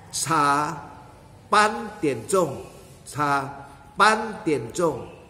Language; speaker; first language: Chinese; non-native, fluent; Indonesian